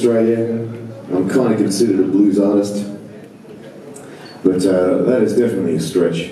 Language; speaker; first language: English; native; English